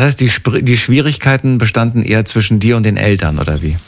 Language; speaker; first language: German; native; German